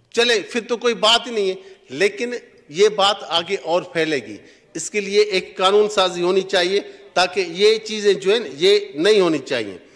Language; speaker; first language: Urdu; non-native, local second language; Sindhi